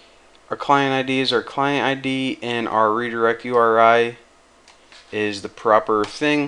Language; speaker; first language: English; native; English